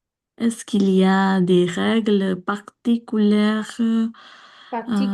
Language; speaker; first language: French; non-native, learner; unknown